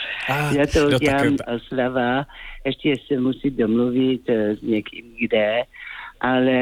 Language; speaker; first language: Czech; non-native, fluent; French